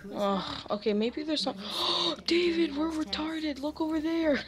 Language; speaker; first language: English; native; English